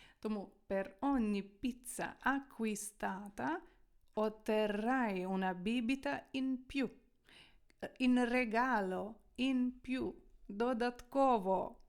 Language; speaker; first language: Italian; non-native, fluent; Ukrainian